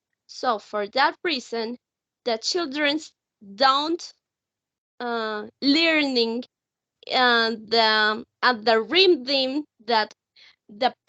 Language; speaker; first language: English; non-native, learner; Spanish